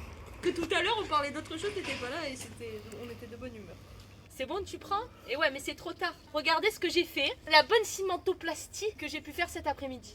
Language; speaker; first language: French; native; French